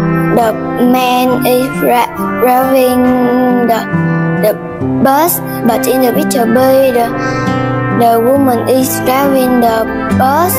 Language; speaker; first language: English; non-native, learner; Vietnamese